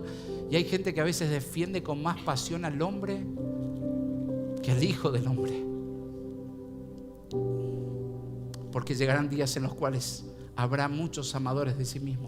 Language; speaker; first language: Spanish; native; Spanish